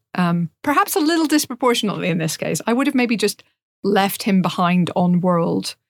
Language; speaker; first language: English; native; English